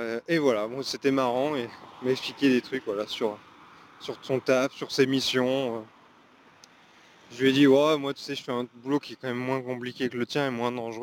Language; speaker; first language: French; native; French